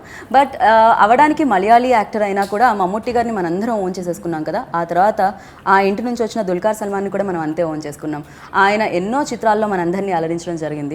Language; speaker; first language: Telugu; native; Telugu